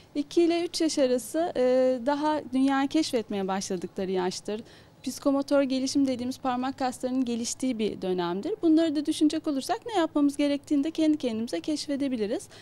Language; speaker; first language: Turkish; native; Turkish